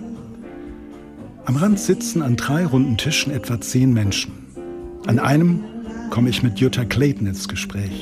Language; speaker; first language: German; native; German